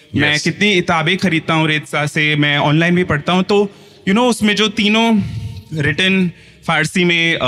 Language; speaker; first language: Hindi; native; Hindi